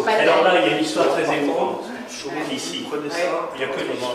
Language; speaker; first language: French; native; French